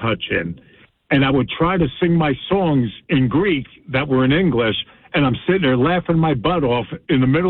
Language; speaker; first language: English; non-native, local second language; Greek